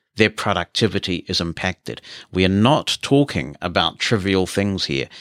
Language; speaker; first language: English; native; English